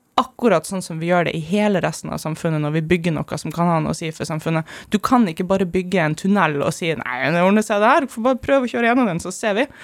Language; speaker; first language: Norwegian; early bilingual, other home language; German